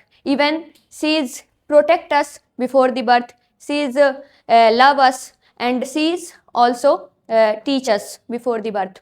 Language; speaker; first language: English; non-native, learner; Hindi